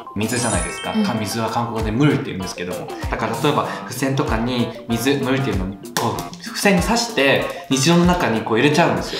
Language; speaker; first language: Japanese; early bilingual, other home language; Korean